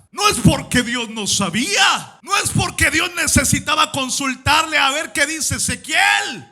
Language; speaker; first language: Spanish; native; Spanish